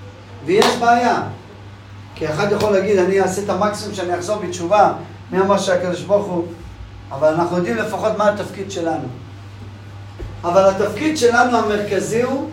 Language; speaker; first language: Hebrew; non-native, fluent; English